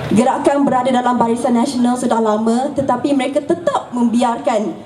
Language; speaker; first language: Malay; native; Malay